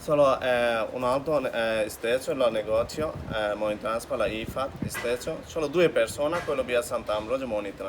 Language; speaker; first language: Italian; non-native, learner; Bangla